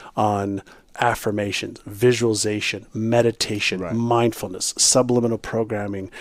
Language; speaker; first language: English; non-native, fluent; Hebrew